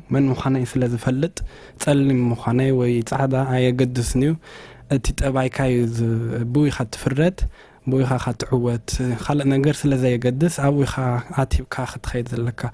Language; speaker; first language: Tigrinya; early bilingual, heritage; Tigrinya